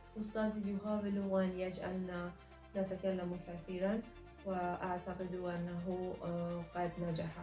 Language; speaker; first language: Arabic; non-native, learner; Azerbaijani